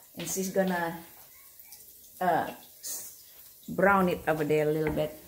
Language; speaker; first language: English; non-native, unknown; Indonesian